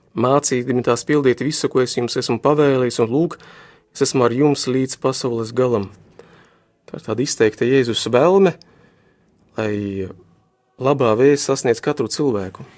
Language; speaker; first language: Latvian; non-native, local second language; Russian